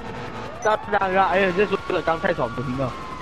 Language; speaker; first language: Chinese; native; Chinese